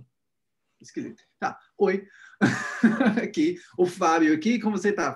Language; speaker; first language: Portuguese; non-native, fluent; English